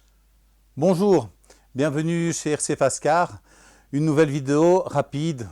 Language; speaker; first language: French; native; French